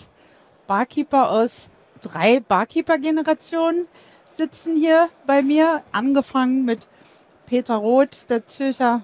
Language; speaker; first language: German; native; German